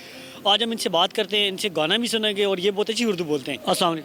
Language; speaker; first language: Urdu; native; Urdu